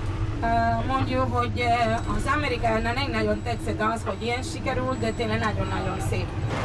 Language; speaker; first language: Hungarian; non-native, fluent; Spanish